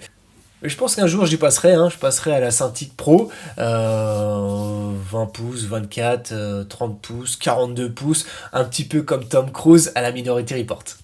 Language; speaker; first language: French; native; French